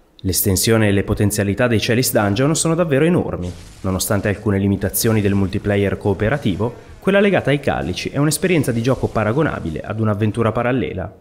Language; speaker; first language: Italian; native; Italian